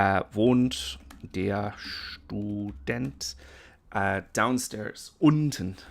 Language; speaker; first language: German; non-native, fluent; English